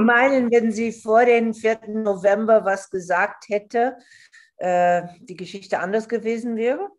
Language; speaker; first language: German; non-native, fluent; English